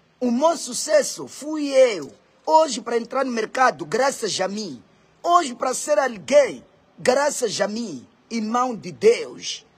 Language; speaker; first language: Portuguese; non-native, local second language; Makhuwa